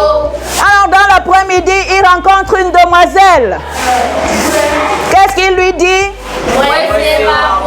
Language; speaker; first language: French; non-native, local second language; Duala